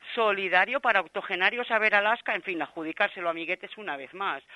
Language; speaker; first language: Spanish; native; Spanish